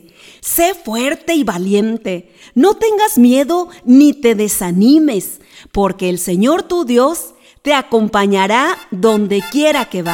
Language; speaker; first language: Spanish; native; Spanish